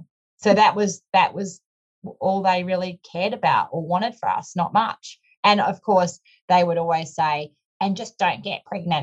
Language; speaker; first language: English; native; English